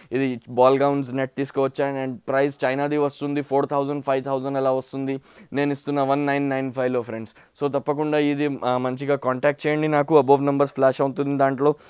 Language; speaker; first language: Telugu; non-native, local second language; Hindi